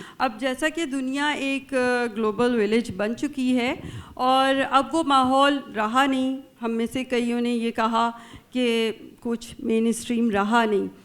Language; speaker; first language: Urdu; native; Urdu